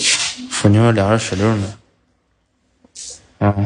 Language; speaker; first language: Chinese; native; Chinese